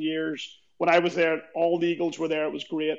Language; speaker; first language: English; native; English